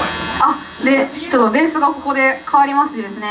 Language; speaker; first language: Japanese; native; Japanese